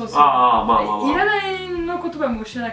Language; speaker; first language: Japanese; non-native, learner; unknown